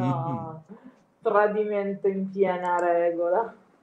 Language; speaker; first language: Italian; native; Italian